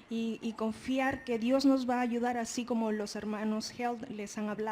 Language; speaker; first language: Spanish; native; Spanish